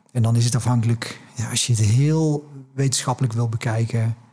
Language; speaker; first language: Dutch; native; Dutch